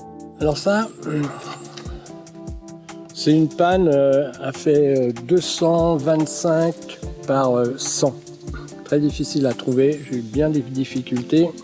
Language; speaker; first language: French; native; French